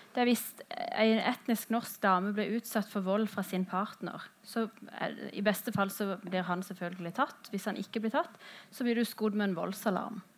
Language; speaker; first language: Norwegian; early bilingual, other home language; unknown